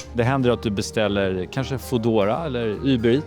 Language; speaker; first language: Swedish; native; Swedish